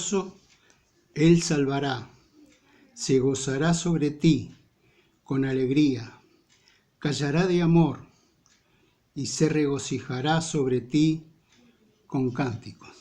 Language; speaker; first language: Spanish; native; Spanish